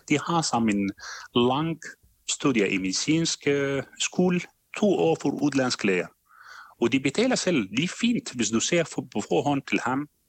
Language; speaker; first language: Danish; non-native, fluent; Arabic